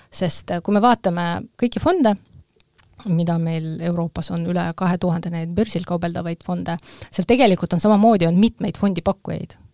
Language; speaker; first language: Estonian; non-native, local second language; Russian